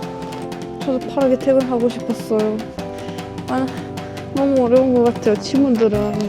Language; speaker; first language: Korean; non-native, learner; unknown